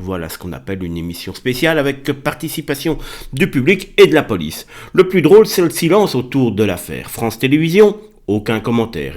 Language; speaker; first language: French; native; French